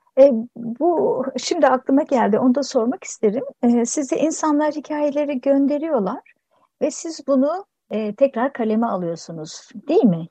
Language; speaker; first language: Turkish; native; Turkish